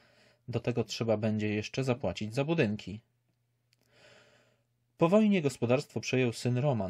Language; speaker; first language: Polish; native; Polish